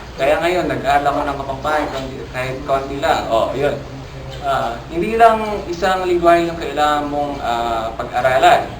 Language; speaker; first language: Filipino; non-native, local second language; Hiligaynon